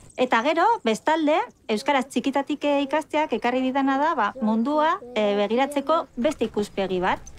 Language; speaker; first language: Basque; non-native, local second language; Spanish